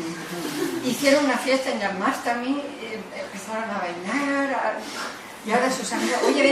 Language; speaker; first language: Spanish; native; Spanish